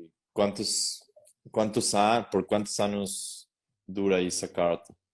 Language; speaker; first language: Portuguese; non-native, learner; Spanish